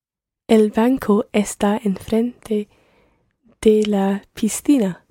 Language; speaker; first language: Spanish; non-native, learner; English